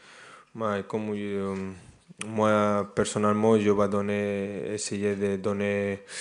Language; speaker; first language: French; non-native, fluent; Spanish